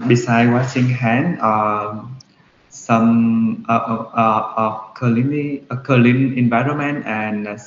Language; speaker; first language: English; non-native, learner; Vietnamese